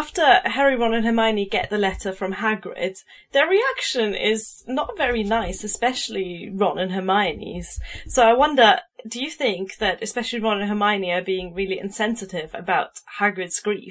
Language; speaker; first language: English; non-native, fluent; German